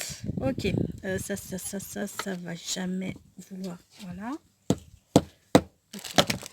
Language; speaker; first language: French; native; French